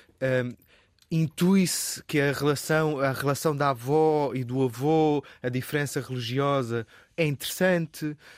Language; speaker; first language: Portuguese; native; Portuguese